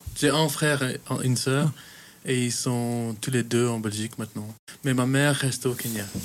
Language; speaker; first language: French; early bilingual, heritage; French